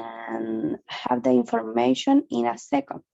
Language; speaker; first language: English; non-native, learner; Spanish